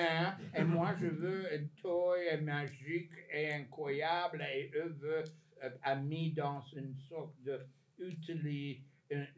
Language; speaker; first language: French; non-native, fluent; English